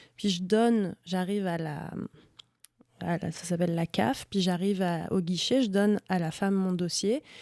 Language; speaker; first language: French; native; French